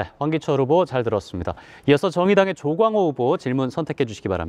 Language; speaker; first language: Korean; native; Korean